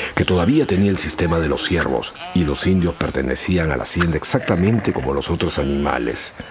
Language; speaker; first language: Spanish; non-native, local second language; Quechua